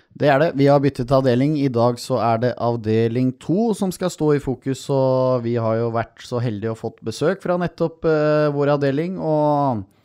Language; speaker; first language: Norwegian; native; Norwegian